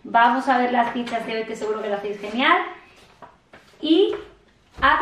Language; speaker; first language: Spanish; native; Spanish